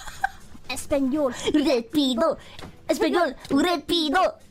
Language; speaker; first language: Spanish; non-native, learner; English